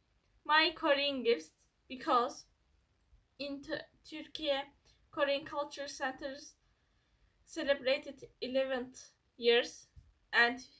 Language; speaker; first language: English; non-native, learner; Turkish